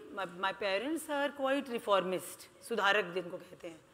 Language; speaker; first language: English; non-native, local second language; Hindi